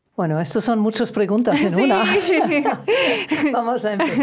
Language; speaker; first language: Spanish; non-native, fluent; German